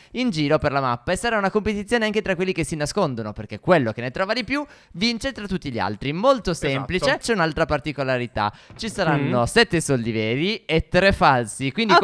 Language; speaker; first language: Italian; native; Italian